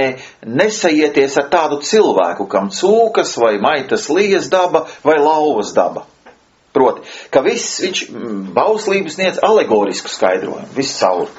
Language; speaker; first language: Latvian; native; Latvian